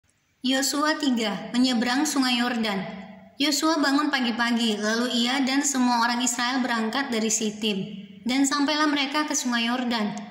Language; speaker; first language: Indonesian; native; Indonesian